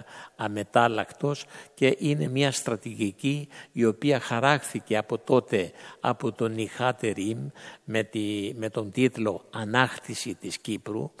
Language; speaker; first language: Greek; native; Greek